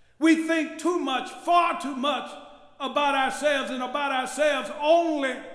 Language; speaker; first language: English; native; English